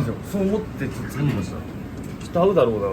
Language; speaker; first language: Japanese; native; Japanese